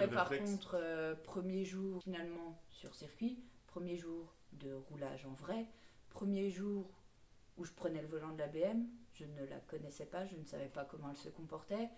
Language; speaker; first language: French; native; French